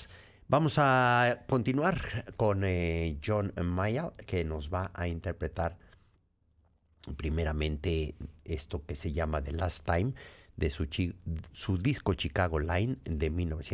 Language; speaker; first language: Spanish; native; Spanish